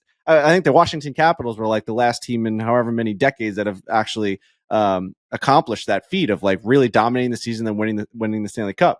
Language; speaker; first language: English; native; English